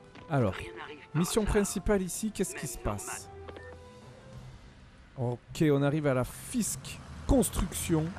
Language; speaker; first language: French; native; French